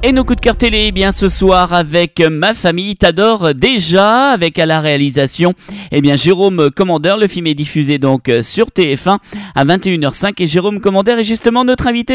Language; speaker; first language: French; native; French